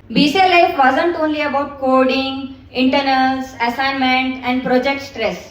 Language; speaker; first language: English; non-native, local second language; Kannada